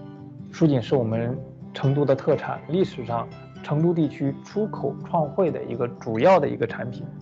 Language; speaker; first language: Chinese; native; Chinese